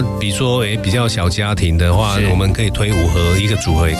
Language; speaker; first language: Chinese; native; Chinese